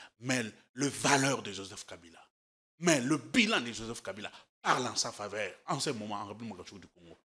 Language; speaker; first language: French; native; French